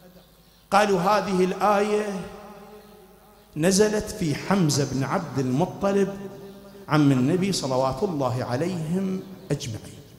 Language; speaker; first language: Arabic; native; Arabic